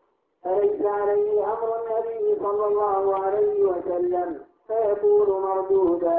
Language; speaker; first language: Arabic; native; Arabic